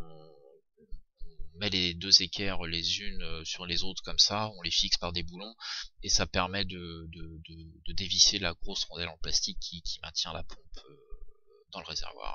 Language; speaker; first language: French; native; French